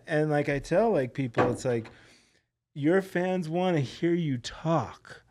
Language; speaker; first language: English; native; English